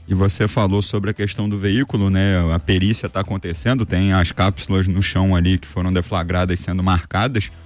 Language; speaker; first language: Portuguese; native; Portuguese